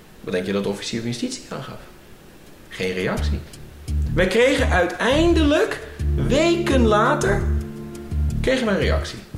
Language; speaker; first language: Dutch; native; Dutch